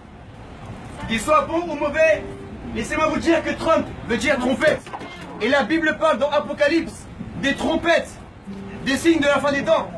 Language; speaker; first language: French; non-native, fluent; Spanish